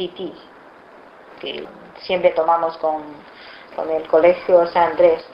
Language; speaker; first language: Spanish; non-native, fluent; Chinese